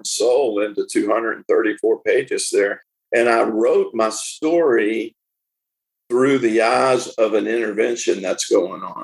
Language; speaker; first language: English; native; English